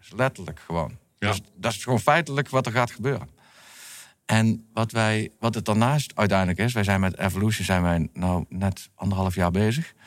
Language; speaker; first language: Dutch; native; Dutch